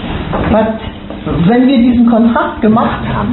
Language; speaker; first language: German; native; German